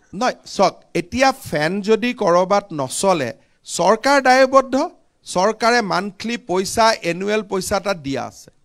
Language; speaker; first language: Assamese; native; Assamese